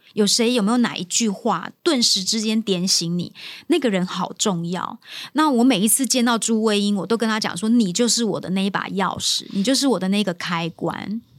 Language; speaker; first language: Chinese; non-native, local second language; Min Nan Chinese